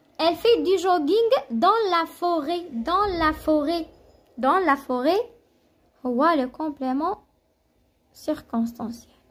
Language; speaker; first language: French; non-native, local second language; Arabic